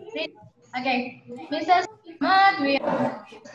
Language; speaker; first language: English; non-native, learner; Indonesian